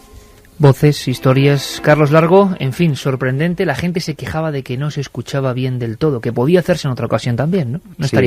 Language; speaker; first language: Spanish; native; Spanish